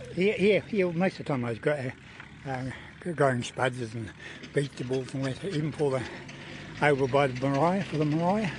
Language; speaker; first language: English; native; English